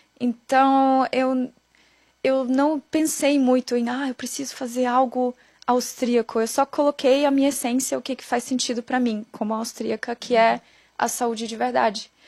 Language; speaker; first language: Portuguese; non-native, fluent; German